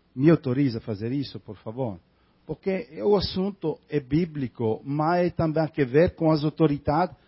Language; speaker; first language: Portuguese; non-native, fluent; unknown